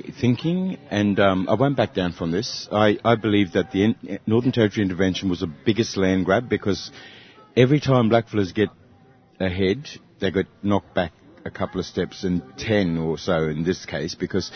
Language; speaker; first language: English; native; English